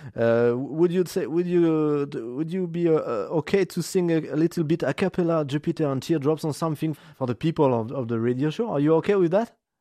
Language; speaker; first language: English; non-native, learner; French